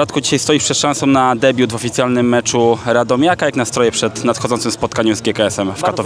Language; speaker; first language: Polish; native; Polish